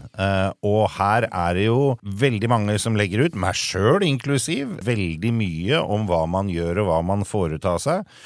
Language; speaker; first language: Norwegian; native; Norwegian